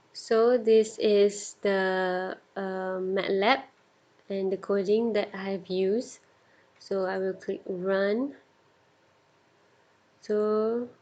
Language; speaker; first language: English; non-native, local second language; Malay